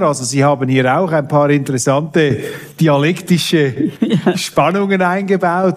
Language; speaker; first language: German; native; German